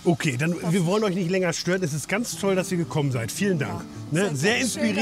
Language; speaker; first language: German; native; German